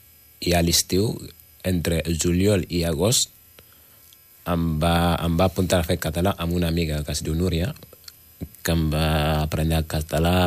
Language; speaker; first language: Catalan; non-native, learner; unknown